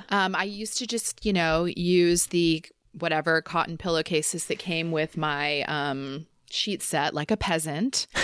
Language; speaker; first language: English; native; English